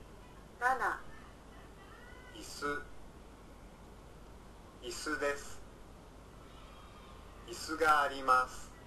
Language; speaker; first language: Japanese; non-native, learner; Indonesian